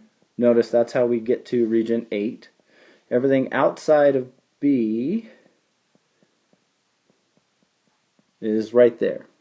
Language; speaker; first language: English; native; English